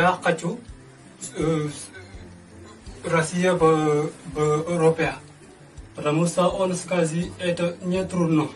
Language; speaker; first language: Russian; non-native, learner; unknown